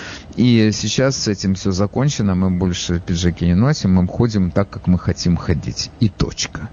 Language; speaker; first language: Russian; native; Russian